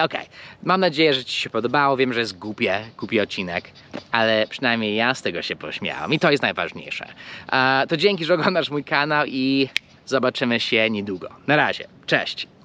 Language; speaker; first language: Polish; early bilingual, heritage; English